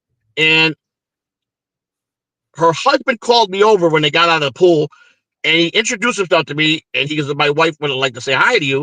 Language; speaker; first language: English; native; English